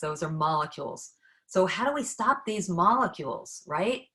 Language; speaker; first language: English; native; English